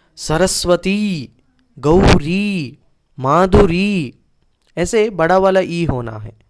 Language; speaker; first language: Hindi; non-native, local second language; Kannada